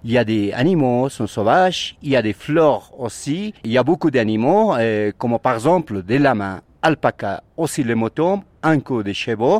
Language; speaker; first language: French; non-native, learner; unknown